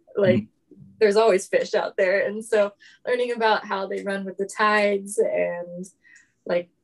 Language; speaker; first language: English; native; English